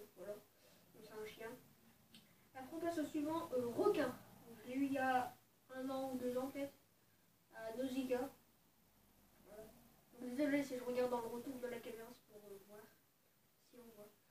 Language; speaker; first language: French; native; French